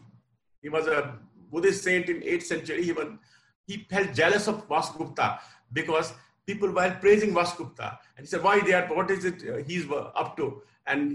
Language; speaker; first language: English; non-native, local second language; Kashmiri